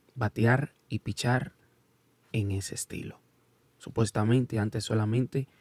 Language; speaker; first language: Spanish; early bilingual, heritage; Spanish